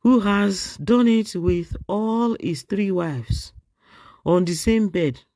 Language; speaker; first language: English; non-native, local second language; Yoruba